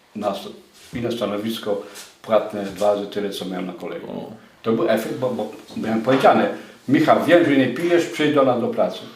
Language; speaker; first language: Polish; native; Polish